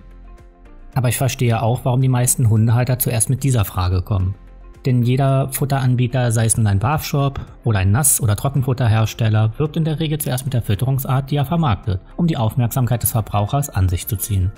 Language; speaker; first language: German; native; German